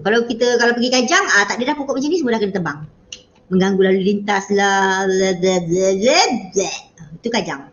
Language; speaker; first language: Malay; native; Malay